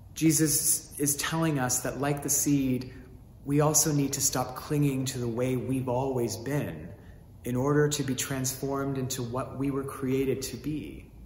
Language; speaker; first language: English; native; English